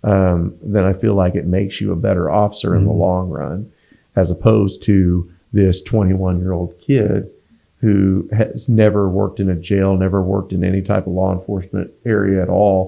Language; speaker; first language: English; native; English